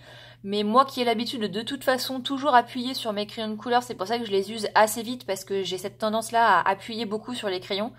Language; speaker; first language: French; native; French